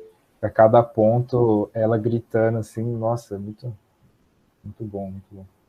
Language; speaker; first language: Portuguese; native; Portuguese